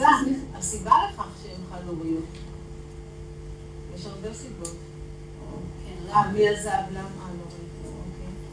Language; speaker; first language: Hebrew; non-native, learner; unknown